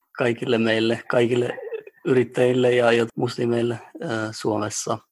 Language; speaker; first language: Finnish; early bilingual, other home language; Albanian